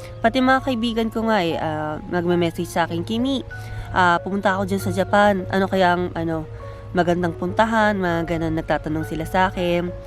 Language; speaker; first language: Filipino; early bilingual, heritage; Filipino